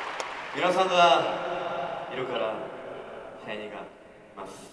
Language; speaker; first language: Japanese; non-native, fluent; Korean